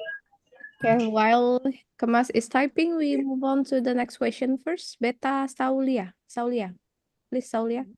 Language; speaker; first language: English; non-native, fluent; Indonesian